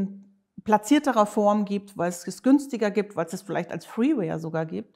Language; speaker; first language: German; native; German